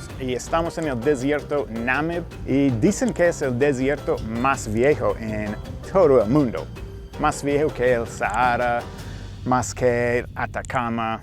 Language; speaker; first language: Spanish; non-native, fluent; English